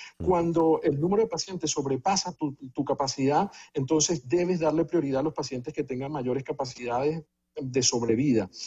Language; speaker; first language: Spanish; native; Spanish